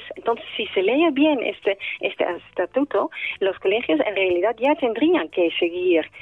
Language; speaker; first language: Spanish; non-native, fluent; Dutch